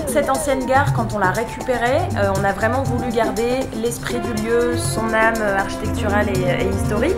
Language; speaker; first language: French; native; French